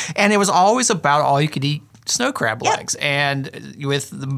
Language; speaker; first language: English; native; English